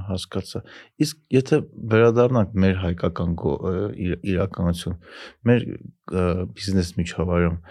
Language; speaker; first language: Armenian; native; Armenian